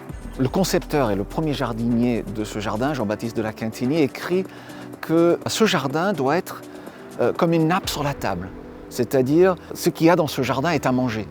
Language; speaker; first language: French; native; French